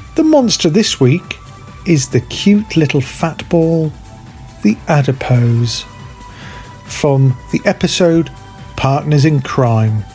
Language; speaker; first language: English; native; English